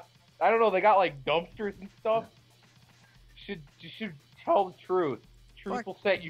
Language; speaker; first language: English; native; English